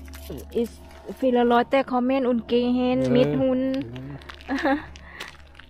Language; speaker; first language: German; non-native, learner; Thai